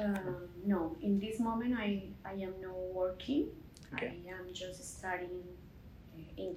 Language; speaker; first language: English; non-native, learner; Spanish